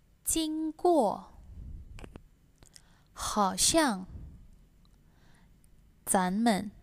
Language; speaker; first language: Chinese; non-native, fluent; Indonesian